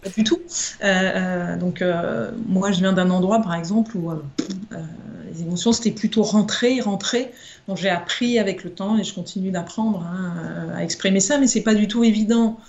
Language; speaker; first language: French; native; French